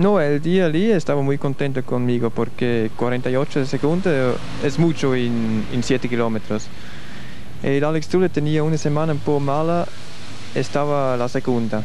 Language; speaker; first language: Spanish; non-native, learner; Swiss German